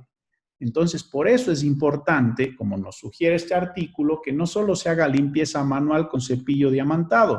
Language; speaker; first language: Spanish; native; Spanish